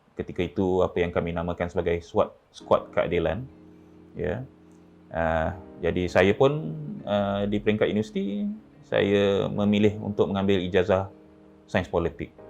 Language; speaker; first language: Malay; native; Malay